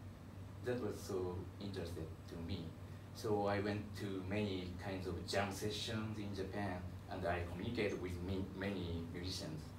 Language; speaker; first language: English; non-native, learner; Japanese